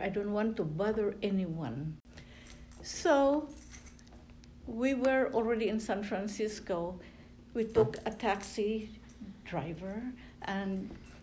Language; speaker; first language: English; non-native, local second language; Filipino